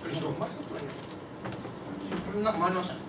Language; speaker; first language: Japanese; native; Japanese